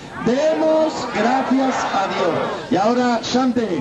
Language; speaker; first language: Spanish; native; Spanish